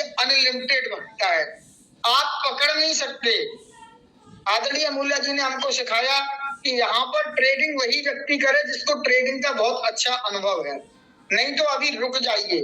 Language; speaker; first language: Hindi; native; Hindi